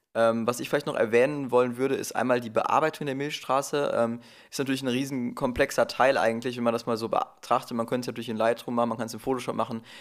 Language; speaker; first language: German; native; German